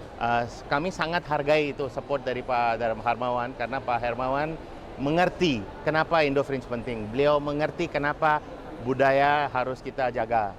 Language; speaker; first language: Indonesian; non-native, fluent; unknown